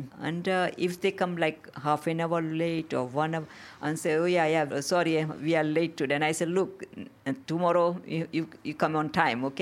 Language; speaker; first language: English; non-native, local second language; Gujarati